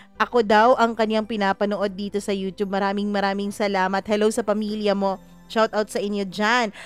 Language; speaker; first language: Filipino; non-native, local second language; Cebuano